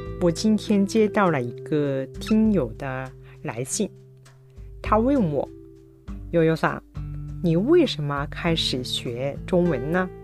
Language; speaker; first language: Chinese; non-native, fluent; Japanese